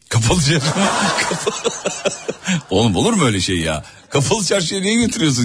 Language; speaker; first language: Turkish; native; Turkish